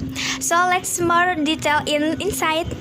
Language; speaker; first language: English; non-native, learner; Indonesian